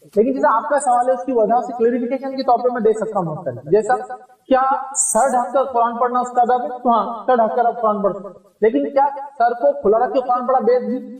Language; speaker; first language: Urdu; native; Urdu